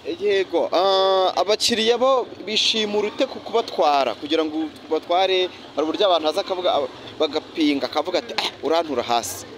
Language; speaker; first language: Kinyarwanda; native; Kinyarwanda